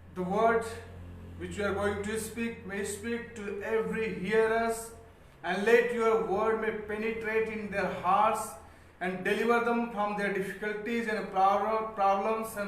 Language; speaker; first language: English; non-native, local second language; Hindi